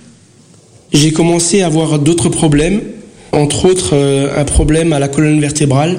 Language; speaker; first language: French; early bilingual, other home language; Portuguese